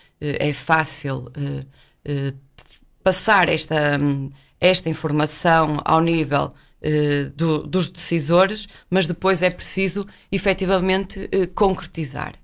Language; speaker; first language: Portuguese; native; Portuguese